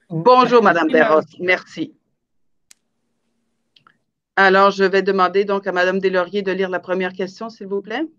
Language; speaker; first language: French; native; French